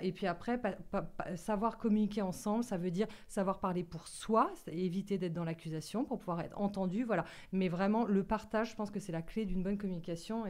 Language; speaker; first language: French; native; French